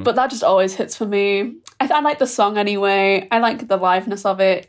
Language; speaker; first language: English; native; English